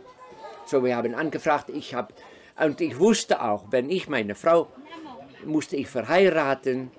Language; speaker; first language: German; non-native, fluent; Dutch